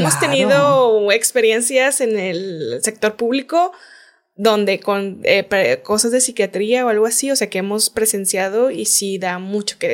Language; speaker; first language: Spanish; native; Spanish